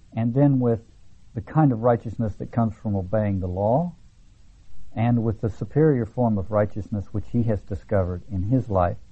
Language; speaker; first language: English; native; English